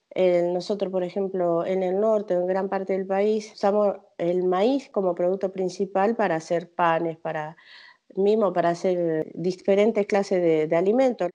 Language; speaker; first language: Spanish; native; Spanish